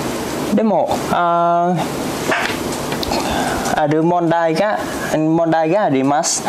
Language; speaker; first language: Japanese; non-native, learner; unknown